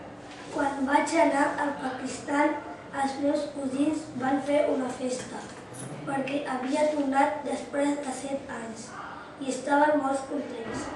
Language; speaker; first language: Catalan; early bilingual, other home language; Urdu